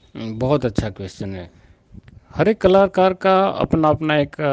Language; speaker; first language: Hindi; non-native, local second language; Gujarati